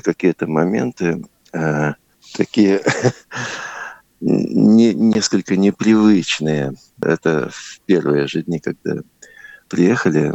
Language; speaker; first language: Russian; native; Russian